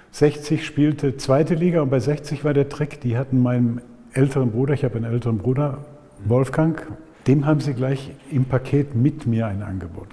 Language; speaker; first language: German; native; German